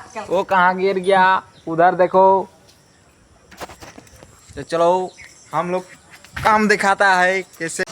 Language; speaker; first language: Hindi; non-native, local second language; Bangla